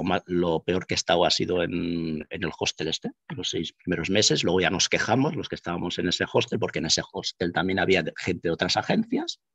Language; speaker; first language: Spanish; native; Spanish